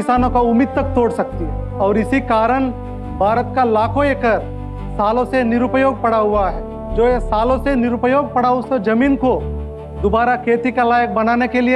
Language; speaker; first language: Hindi; non-native, local second language; Telugu